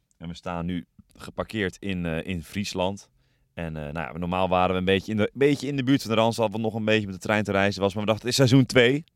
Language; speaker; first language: Dutch; native; Dutch